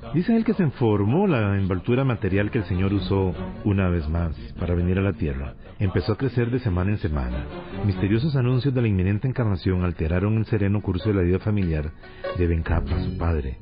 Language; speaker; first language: Spanish; native; Spanish